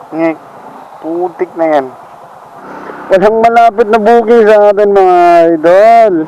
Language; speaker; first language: Filipino; non-native, local second language; Waray